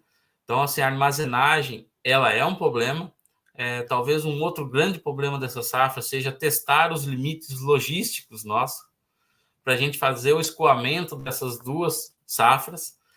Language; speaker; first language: Portuguese; native; Portuguese